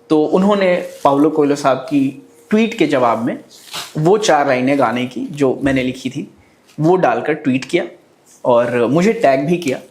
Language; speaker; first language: Hindi; non-native, local second language; Bhojpuri